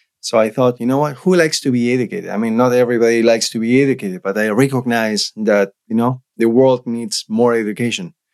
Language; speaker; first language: English; non-native, fluent; Spanish